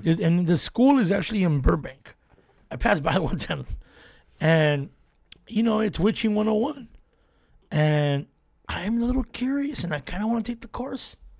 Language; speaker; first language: English; native; English